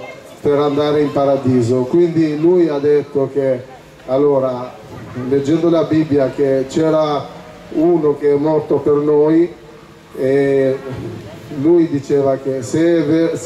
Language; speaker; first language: Italian; non-native, fluent; Albanian